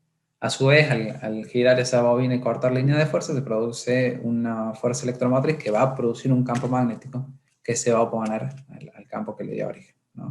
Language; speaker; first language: Spanish; native; Spanish